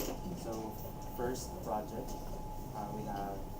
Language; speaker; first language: English; non-native, local second language; Cebuano